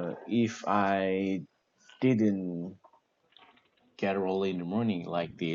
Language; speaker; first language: English; non-native, learner; Korean